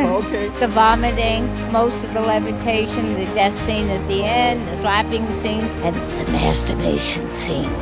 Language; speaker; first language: English; native; English